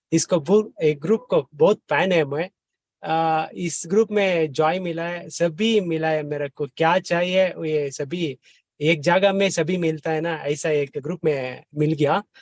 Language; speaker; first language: Hindi; non-native, learner; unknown